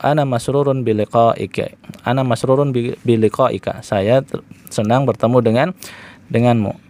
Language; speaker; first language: Indonesian; native; Indonesian